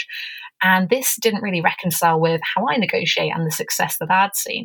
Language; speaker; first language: English; native; English